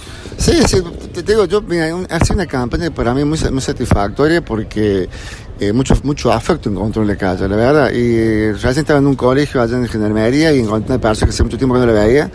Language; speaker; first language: Spanish; native; Spanish